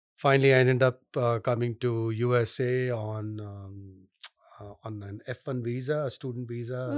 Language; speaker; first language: English; non-native, local second language; Hindi